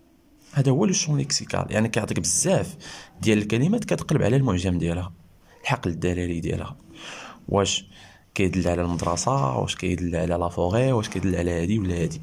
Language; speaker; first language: Arabic; native; Arabic